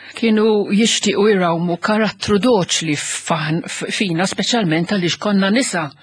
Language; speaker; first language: Maltese; non-native, local second language; Italian